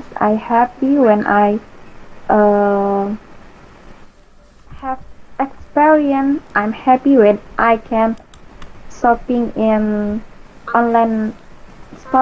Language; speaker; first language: English; non-native, learner; Indonesian